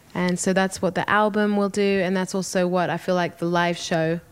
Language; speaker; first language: English; native; English